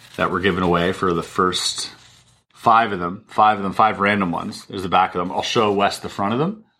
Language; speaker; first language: English; early bilingual, other home language; German